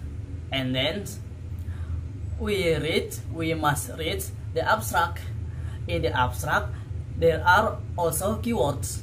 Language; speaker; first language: English; non-native, learner; Indonesian